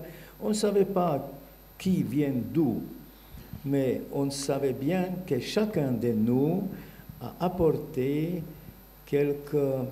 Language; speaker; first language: French; non-native, learner; Bulgarian